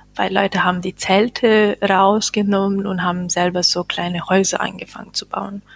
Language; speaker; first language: German; non-native, fluent; Bosnian